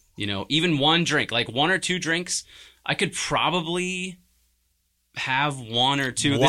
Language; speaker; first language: English; native; English